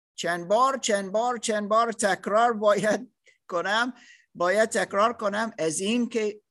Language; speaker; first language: Persian; non-native, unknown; English